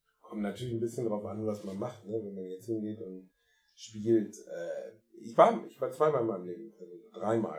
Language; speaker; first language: German; native; German